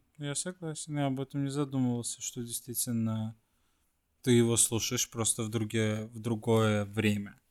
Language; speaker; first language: Russian; non-native, fluent; Swedish